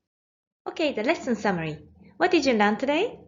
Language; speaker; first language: English; non-native, fluent; Japanese